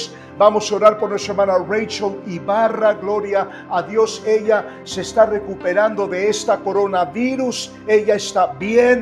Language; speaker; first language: Spanish; native; Spanish